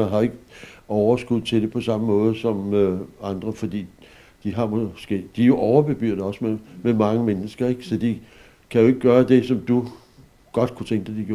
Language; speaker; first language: Danish; native; Danish